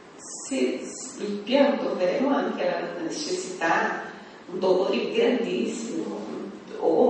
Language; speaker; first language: Italian; non-native, fluent; Portuguese